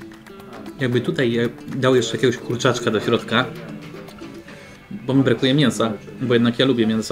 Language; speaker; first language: Polish; native; Polish